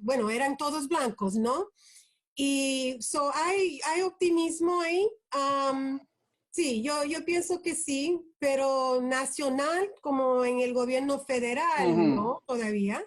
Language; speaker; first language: Spanish; early bilingual, heritage; Spanish